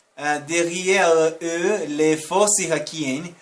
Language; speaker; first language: French; non-native, learner; Portuguese